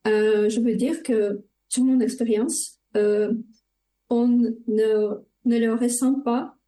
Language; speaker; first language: French; non-native, fluent; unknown